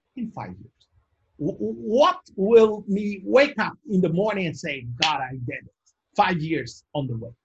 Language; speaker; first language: English; non-native, fluent; Portuguese